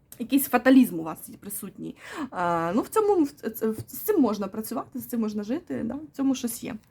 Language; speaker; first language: Ukrainian; non-native, local second language; Russian